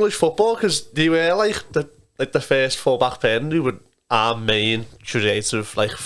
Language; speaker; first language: English; native; English